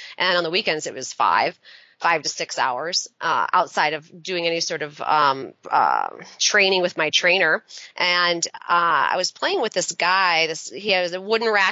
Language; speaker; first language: English; native; English